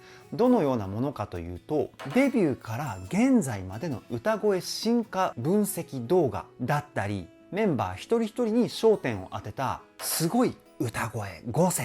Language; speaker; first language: Japanese; native; Japanese